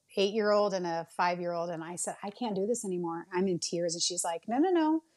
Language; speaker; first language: English; native; English